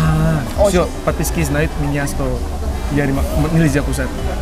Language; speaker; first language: Russian; non-native, learner; Indonesian